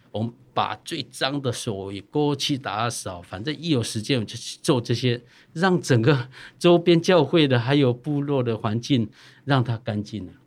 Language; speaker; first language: Chinese; non-native, local second language; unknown